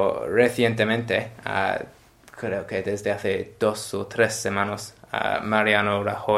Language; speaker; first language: Spanish; non-native, learner; English